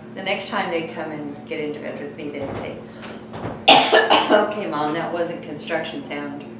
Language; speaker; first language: English; native; English